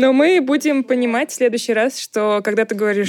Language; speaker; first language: Russian; native; Russian